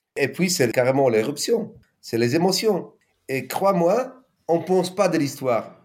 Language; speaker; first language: French; non-native, fluent; Polish